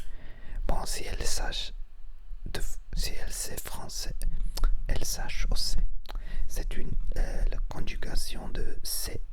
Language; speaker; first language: French; non-native, learner; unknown